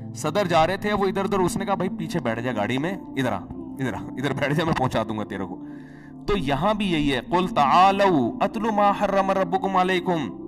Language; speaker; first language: Urdu; native; Urdu